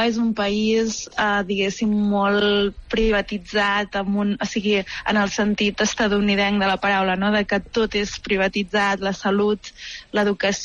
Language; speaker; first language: Catalan; native; Catalan